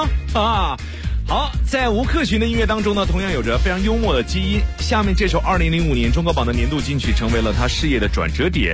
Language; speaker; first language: Chinese; native; Chinese